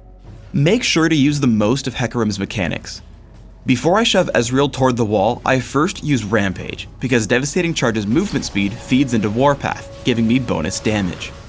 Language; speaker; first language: English; native; English